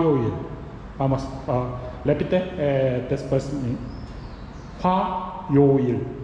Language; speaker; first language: Spanish; non-native, learner; Korean